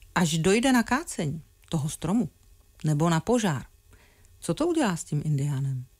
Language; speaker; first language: Czech; native; Czech